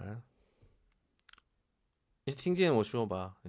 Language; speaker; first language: Chinese; non-native, learner; Korean